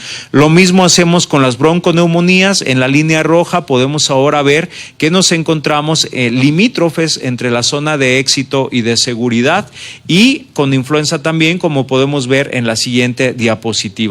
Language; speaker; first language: Spanish; native; Spanish